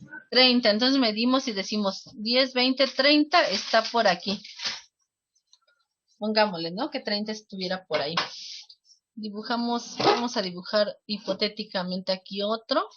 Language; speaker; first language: Spanish; native; Spanish